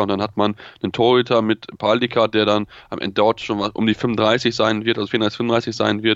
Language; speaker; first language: German; native; German